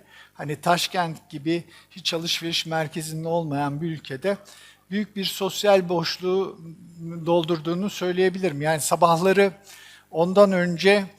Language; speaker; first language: Turkish; native; Turkish